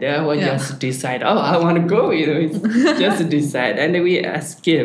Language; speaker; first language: English; non-native, learner; Tibetan